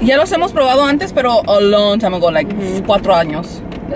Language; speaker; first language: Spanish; early bilingual, heritage; Spanish